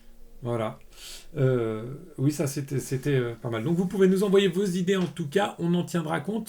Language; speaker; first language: French; native; French